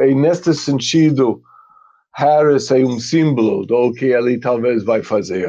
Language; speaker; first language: Portuguese; non-native, fluent; English